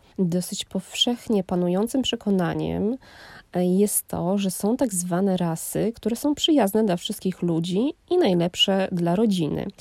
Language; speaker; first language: Polish; native; Polish